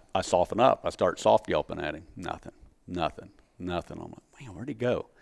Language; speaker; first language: English; native; English